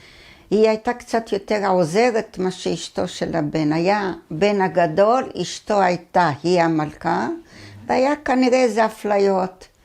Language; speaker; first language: Hebrew; early bilingual, other home language; Arabic